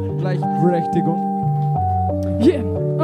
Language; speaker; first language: German; early bilingual, other home language; Turkish